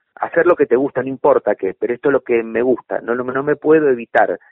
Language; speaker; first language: Spanish; native; Spanish